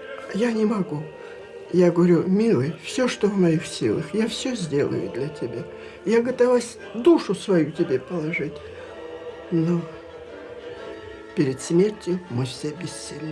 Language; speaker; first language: Russian; native; Russian